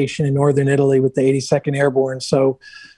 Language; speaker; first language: English; native; English